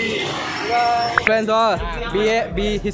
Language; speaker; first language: Tamil; non-native, learner; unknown